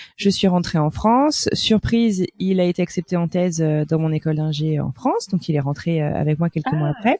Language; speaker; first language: French; native; French